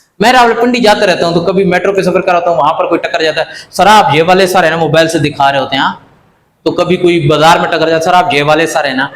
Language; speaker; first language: Urdu; native; Urdu